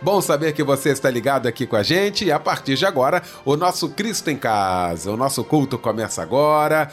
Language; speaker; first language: Portuguese; native; Portuguese